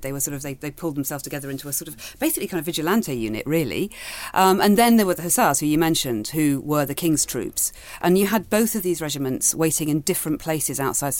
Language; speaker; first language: English; native; English